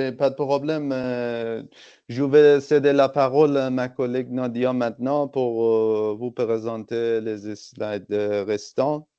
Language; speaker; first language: French; non-native, fluent; Persian